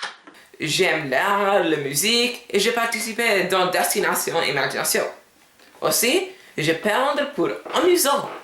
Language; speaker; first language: French; non-native, learner; English